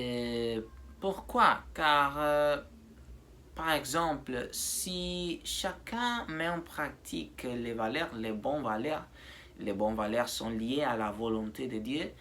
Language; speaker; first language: French; non-native, learner; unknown